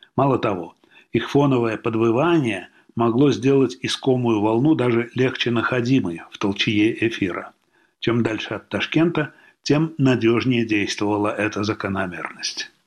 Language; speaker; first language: Russian; native; Russian